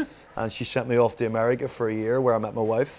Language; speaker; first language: English; native; English